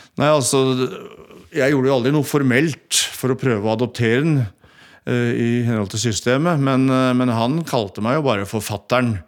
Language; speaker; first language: Norwegian; native; Norwegian